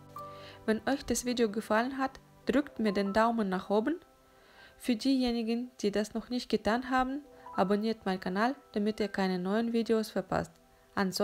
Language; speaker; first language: German; non-native, fluent; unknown